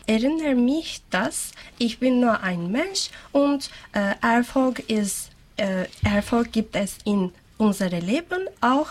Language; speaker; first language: German; non-native, learner; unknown